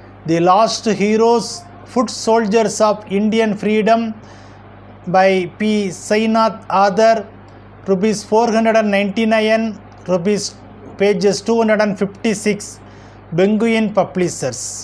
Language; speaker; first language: English; non-native, local second language; Tamil